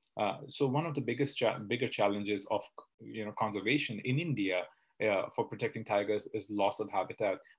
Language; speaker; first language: English; non-native, local second language; Hindi